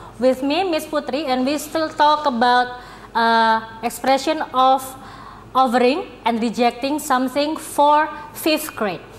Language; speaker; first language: English; non-native, fluent; Indonesian